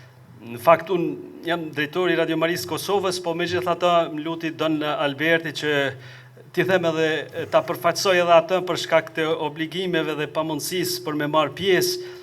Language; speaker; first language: Albanian; native; Albanian